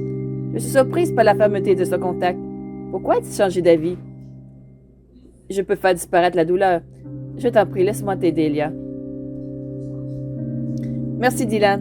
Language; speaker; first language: French; native; French